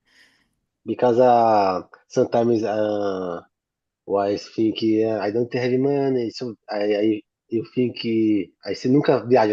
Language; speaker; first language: English; non-native, learner; Portuguese